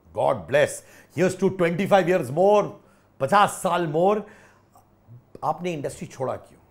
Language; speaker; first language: Hindi; native; Hindi